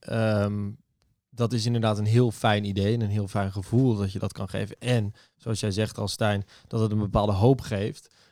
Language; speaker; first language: Dutch; native; Dutch